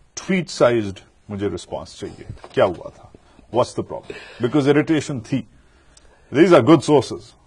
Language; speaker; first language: Urdu; native; Urdu